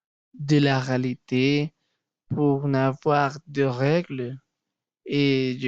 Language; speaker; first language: French; non-native, learner; Spanish